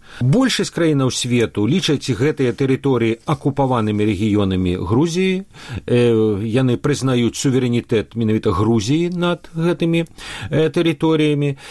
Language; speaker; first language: Belarusian; non-native, local second language; Russian